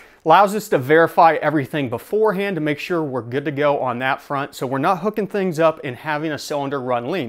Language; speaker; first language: English; native; English